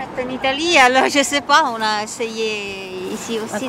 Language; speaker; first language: French; non-native, fluent; Italian